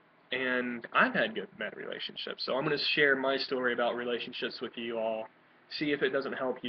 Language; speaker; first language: English; native; English